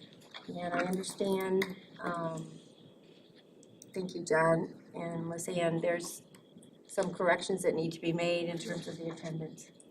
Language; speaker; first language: English; native; English